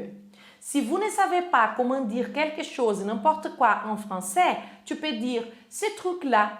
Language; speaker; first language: French; non-native, fluent; Portuguese